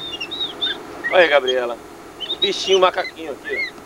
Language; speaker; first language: Portuguese; native; Portuguese